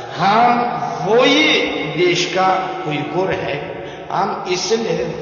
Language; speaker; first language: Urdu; non-native, learner; Uyghur